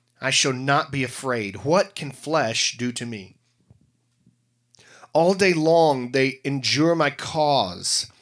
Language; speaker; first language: English; native; English